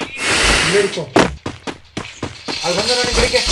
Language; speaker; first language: Kannada; native; Kannada